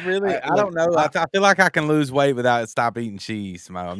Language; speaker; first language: English; native; English